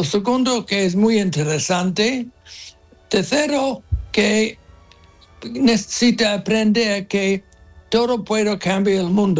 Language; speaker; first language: Spanish; non-native, learner; English